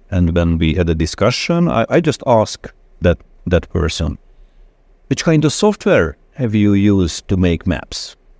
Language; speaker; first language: English; non-native, fluent; Hungarian